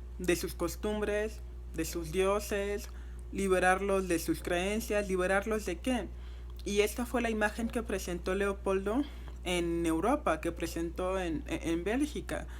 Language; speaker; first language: Spanish; non-native, fluent; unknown